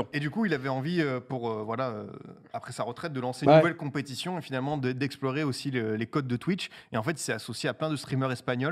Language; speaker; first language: French; native; French